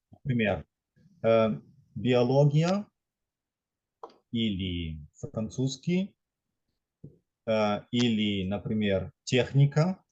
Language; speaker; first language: Russian; non-native, fluent; German